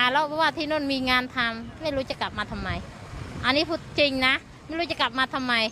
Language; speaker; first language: Thai; non-native, fluent; Khmer